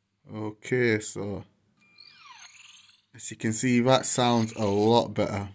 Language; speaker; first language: English; native; English